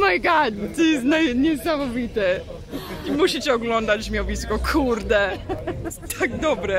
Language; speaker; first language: Polish; non-native, fluent; English